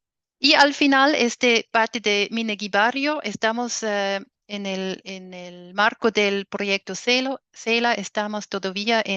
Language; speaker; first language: Spanish; non-native, fluent; German